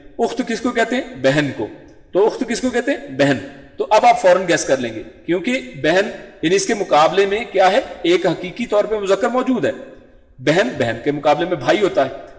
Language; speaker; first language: Urdu; native; Urdu